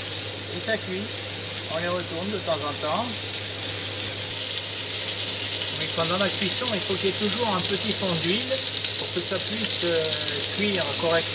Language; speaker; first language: French; native; French